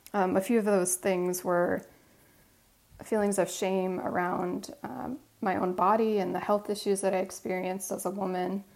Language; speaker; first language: English; native; English